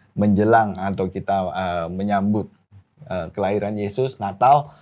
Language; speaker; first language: Indonesian; native; Indonesian